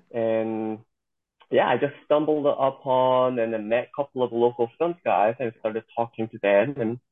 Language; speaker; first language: English; non-native, fluent; Korean